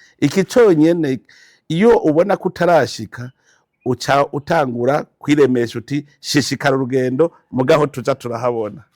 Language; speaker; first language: Rundi; native; Rundi